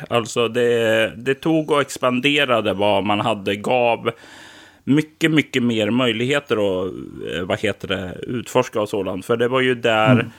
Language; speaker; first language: Swedish; native; Swedish